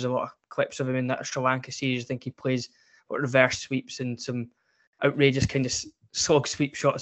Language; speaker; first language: English; native; English